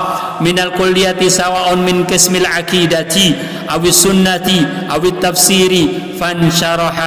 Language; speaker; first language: Arabic; non-native, fluent; Indonesian